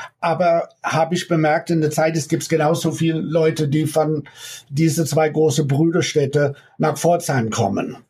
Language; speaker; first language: German; non-native, fluent; English